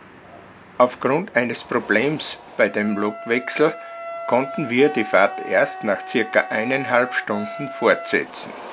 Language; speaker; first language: German; native; German